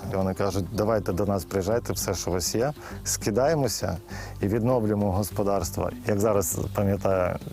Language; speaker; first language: Ukrainian; native; Ukrainian